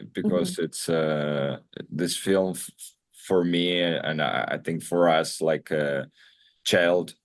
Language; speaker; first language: English; non-native, learner; Russian